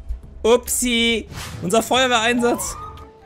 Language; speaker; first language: German; native; German